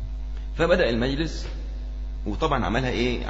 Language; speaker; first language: Arabic; native; Arabic